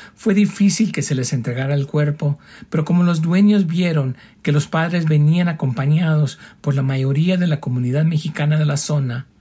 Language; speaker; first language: Spanish; early bilingual, heritage; Spanish